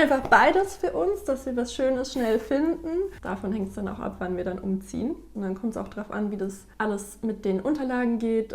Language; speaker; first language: German; native; German